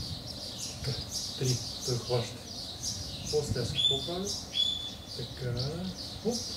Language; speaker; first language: Bulgarian; non-native, learner; Russian